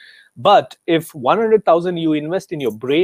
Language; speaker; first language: English; non-native, local second language; Hindi